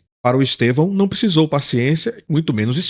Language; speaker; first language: Portuguese; native; Portuguese